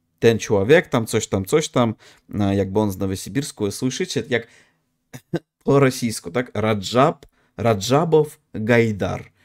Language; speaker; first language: Polish; non-native, fluent; Russian